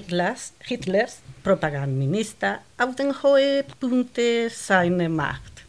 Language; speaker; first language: German; non-native, learner; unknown